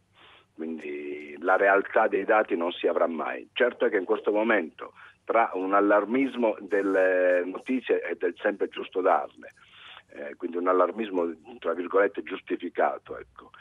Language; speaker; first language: Italian; native; Italian